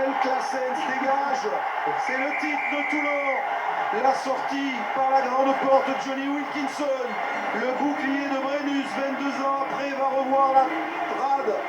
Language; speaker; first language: French; native; French